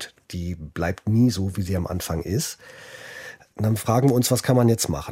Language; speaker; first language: German; native; German